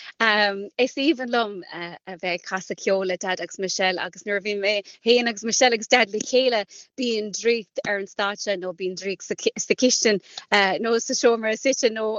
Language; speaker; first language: Irish; non-native, local second language; English